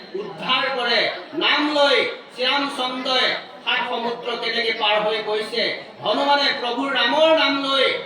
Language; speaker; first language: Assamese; native; Assamese